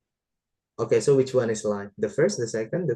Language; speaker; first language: English; non-native, fluent; Indonesian